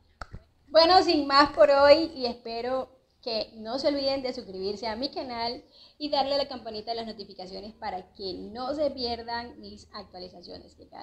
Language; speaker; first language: Spanish; native; Spanish